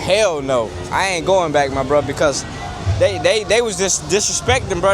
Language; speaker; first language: English; native; English